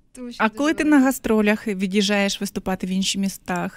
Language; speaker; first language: Ukrainian; native; Ukrainian